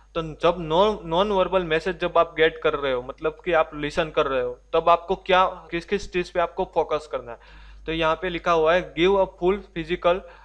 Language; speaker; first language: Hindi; non-native, local second language; Gujarati